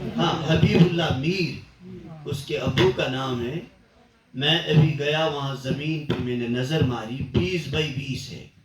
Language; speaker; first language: Urdu; non-native, local second language; Kashmiri